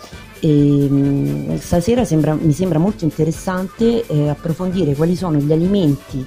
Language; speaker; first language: Italian; native; Italian